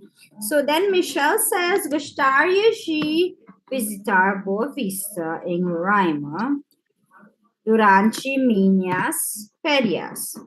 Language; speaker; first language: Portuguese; non-native, fluent; English